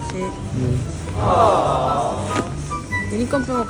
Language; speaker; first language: Italian; early bilingual, other home language; Filipino